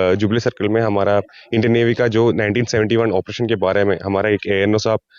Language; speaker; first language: Hindi; non-native, local second language; Gujarati